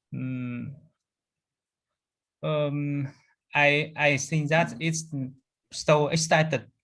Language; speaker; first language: English; non-native, learner; Vietnamese